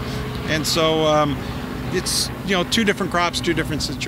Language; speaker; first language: English; native; English